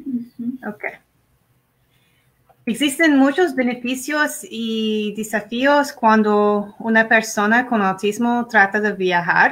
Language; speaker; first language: Spanish; non-native, learner; English